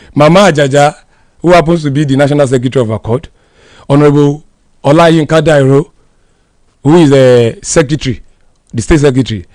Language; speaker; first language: English; non-native, local second language; Yoruba